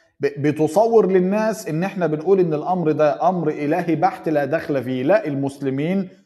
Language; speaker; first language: Arabic; native; Arabic